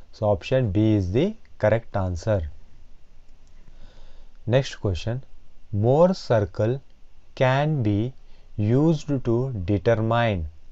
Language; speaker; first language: English; non-native, local second language; Telugu